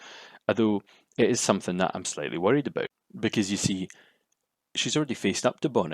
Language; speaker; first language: English; native; English